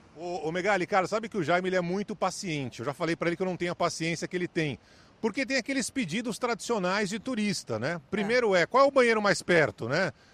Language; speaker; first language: Portuguese; native; Portuguese